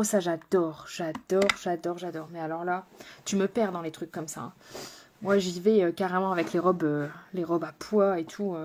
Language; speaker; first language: French; native; French